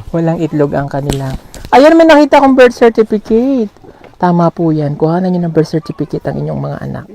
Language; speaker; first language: Filipino; non-native, local second language; Cebuano